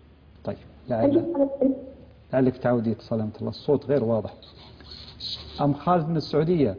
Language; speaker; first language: Arabic; native; Arabic